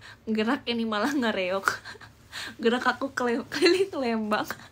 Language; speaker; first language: Indonesian; native; Indonesian